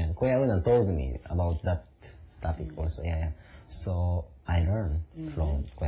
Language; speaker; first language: English; non-native, learner; Japanese